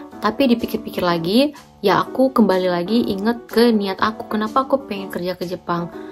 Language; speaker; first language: Indonesian; native; Indonesian